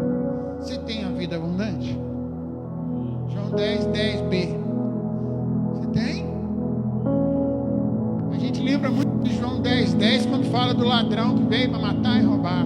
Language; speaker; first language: Portuguese; native; Portuguese